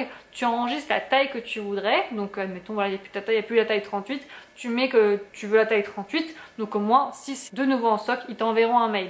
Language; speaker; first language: French; native; French